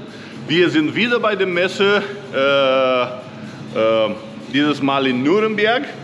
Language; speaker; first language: German; non-native, learner; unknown